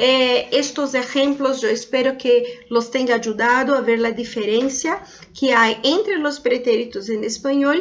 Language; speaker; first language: Spanish; non-native, fluent; Portuguese